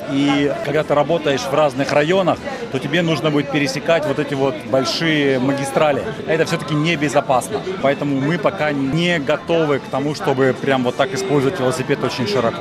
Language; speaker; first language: Russian; native; Russian